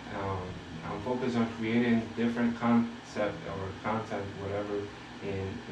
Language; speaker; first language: English; early bilingual, other home language; Spanish